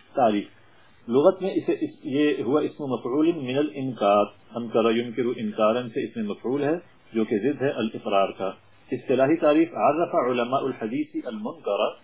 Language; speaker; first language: Urdu; non-native, local second language; Punjabi